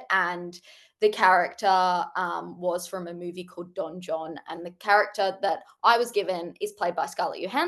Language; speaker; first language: English; native; English